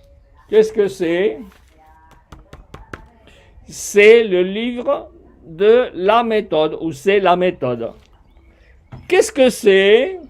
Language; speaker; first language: French; non-native, fluent; Spanish